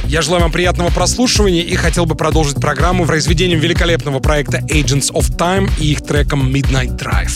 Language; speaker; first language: Russian; native; Russian